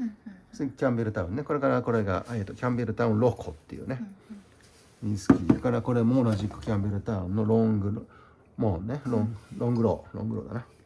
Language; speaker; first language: Japanese; native; Japanese